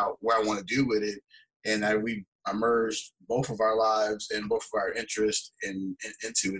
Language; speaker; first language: English; native; English